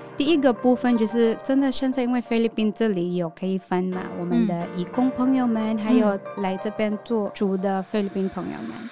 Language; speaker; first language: Chinese; non-native, fluent; Filipino